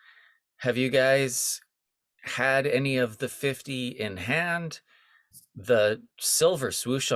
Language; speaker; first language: English; native; English